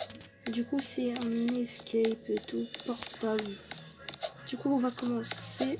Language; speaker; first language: French; native; French